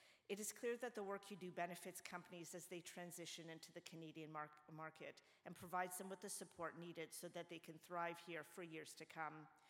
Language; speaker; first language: English; native; English